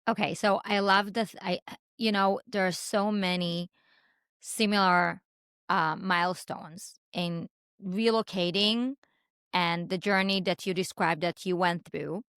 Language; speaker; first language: English; non-native, fluent; Hebrew